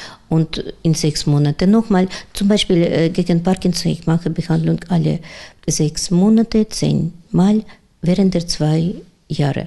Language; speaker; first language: German; non-native, learner; Russian